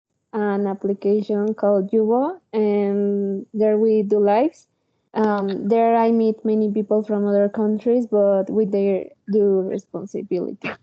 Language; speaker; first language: English; non-native, learner; Spanish